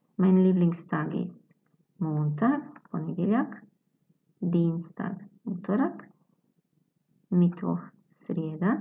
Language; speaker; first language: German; non-native, fluent; Croatian